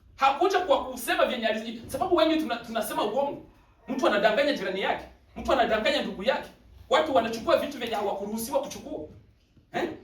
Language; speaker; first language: Swahili; native; Swahili